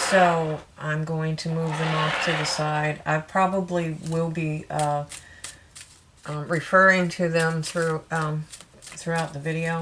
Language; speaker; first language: English; native; English